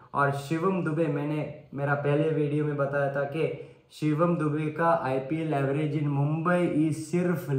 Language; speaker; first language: Hindi; non-native, learner; Sinhala